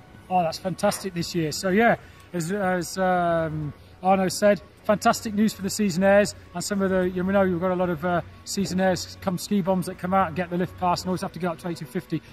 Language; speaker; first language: English; native; English